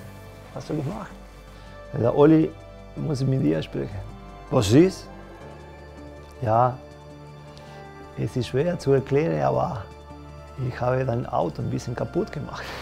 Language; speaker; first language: German; non-native, fluent; Spanish